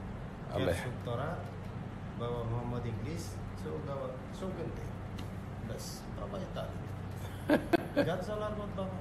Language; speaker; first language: Arabic; non-native, learner; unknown